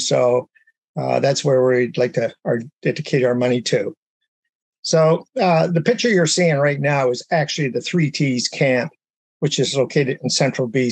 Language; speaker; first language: English; native; English